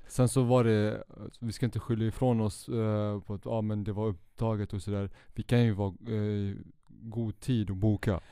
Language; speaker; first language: Swedish; early bilingual, other home language; Kurdish